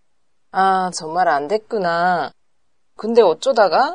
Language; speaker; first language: Korean; non-native, learner; Japanese